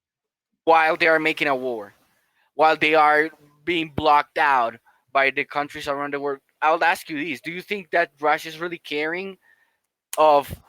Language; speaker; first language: English; non-native, fluent; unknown